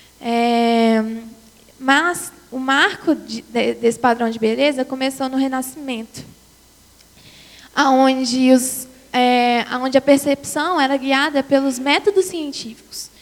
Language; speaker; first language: Portuguese; native; Portuguese